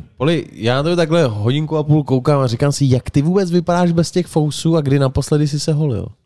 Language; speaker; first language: Czech; native; Czech